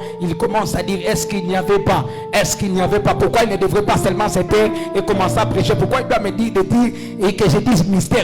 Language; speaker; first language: French; non-native, local second language; Swahili